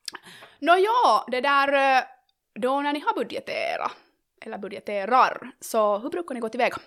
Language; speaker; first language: Swedish; native; Swedish